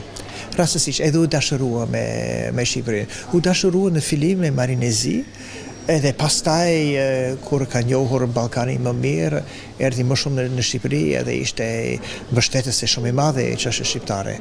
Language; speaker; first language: Albanian; non-native, fluent; English